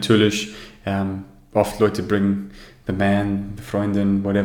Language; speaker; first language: German; non-native, learner; English